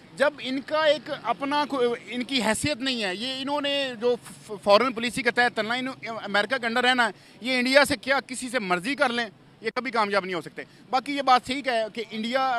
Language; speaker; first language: Urdu; non-native, local second language; Punjabi